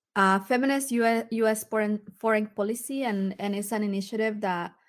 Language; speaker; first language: English; early bilingual, other home language; Spanish